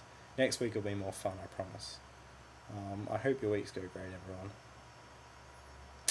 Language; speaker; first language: English; native; English